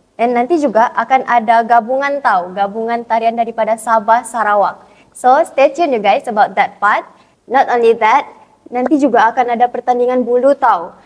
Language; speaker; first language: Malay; native; Malay